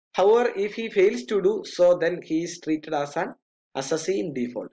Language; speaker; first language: English; non-native, local second language; Malayalam